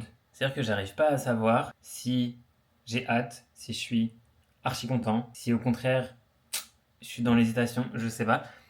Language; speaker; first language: French; native; French